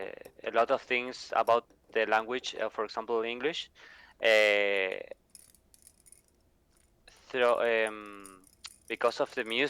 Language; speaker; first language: English; non-native, learner; Spanish